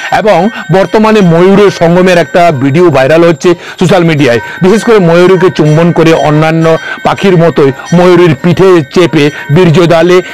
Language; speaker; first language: Bangla; non-native, local second language; Kok Borok